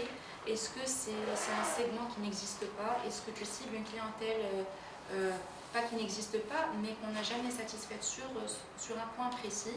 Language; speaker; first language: French; native; French